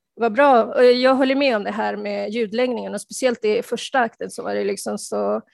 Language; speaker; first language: Swedish; early bilingual, heritage; Spanish